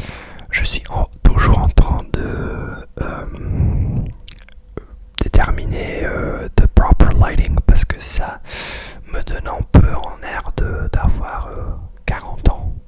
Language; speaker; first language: French; non-native, fluent; English